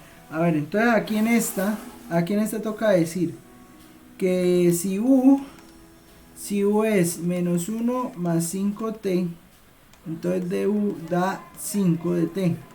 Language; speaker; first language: Spanish; native; Spanish